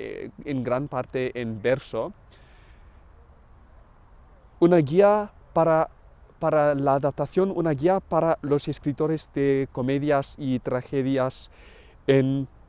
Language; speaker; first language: Spanish; non-native, fluent; English